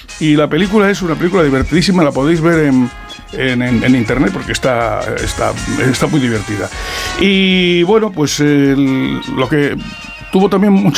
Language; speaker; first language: Spanish; native; Spanish